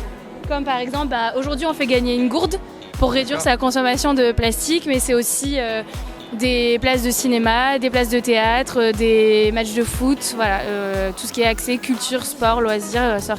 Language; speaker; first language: French; native; French